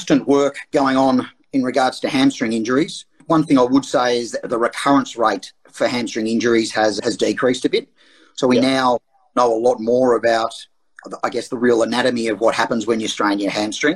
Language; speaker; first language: English; native; English